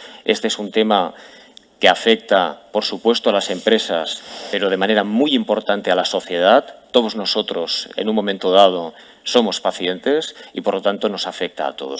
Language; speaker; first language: Spanish; native; Spanish